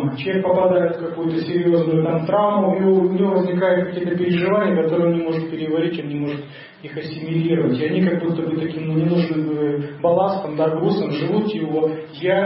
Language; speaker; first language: Russian; native; Russian